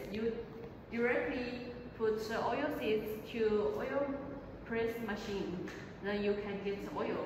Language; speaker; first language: English; non-native, learner; Chinese